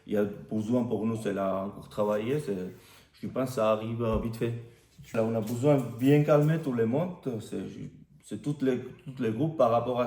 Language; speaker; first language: French; non-native, learner; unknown